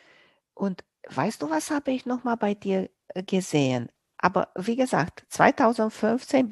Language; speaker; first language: German; non-native, fluent; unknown